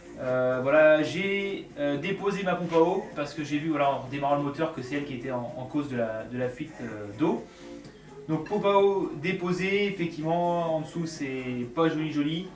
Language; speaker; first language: French; native; French